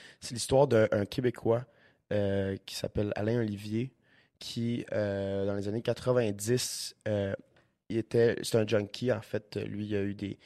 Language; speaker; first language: French; native; French